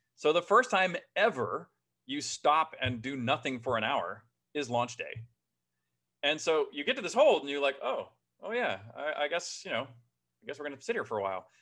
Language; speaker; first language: English; native; English